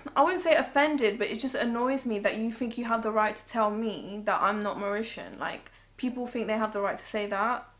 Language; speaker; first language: English; early bilingual, other home language; Morisyen